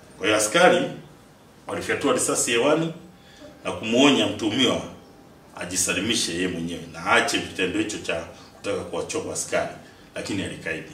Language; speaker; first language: Swahili; native; Swahili